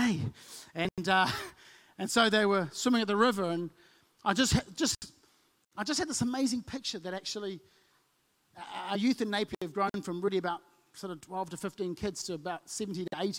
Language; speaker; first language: English; native; English